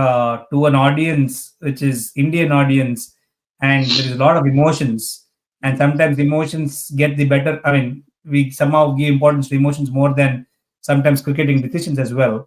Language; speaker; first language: English; non-native, local second language; Hindi